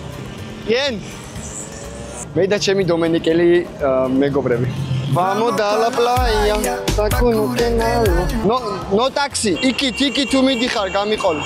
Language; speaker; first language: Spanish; non-native, learner; Georgian